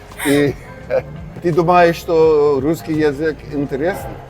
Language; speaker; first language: Russian; non-native, fluent; English